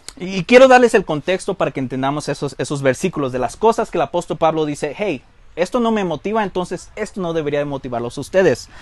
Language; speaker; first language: Spanish; early bilingual, heritage; Spanish